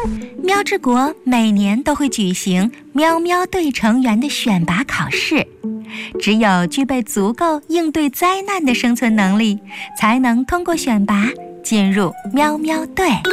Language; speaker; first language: Chinese; native; Chinese